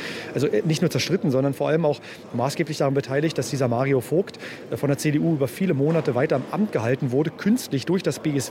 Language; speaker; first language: German; native; German